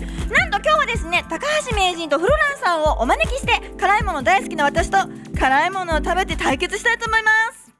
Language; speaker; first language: Japanese; native; Japanese